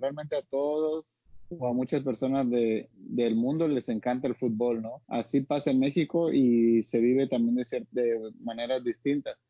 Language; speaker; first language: Spanish; native; Spanish